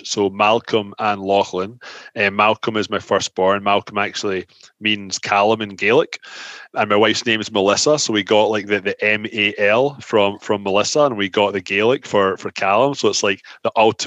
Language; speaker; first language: English; native; English